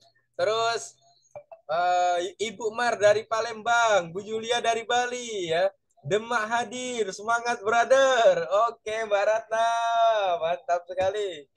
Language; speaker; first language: Indonesian; native; Indonesian